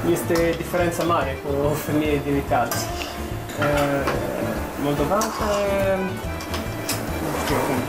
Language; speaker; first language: Romanian; non-native, learner; Italian